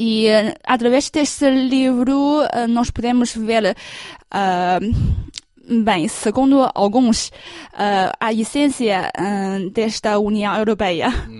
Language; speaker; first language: Portuguese; non-native, fluent; Chinese